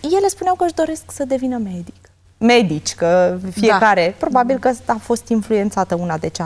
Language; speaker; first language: Romanian; native; Romanian